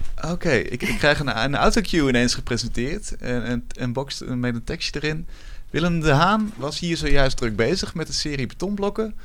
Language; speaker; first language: Dutch; native; Dutch